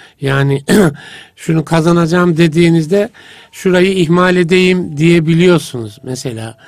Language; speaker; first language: Turkish; native; Turkish